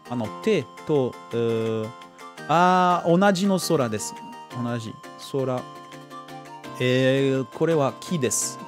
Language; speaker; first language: Japanese; non-native, learner; French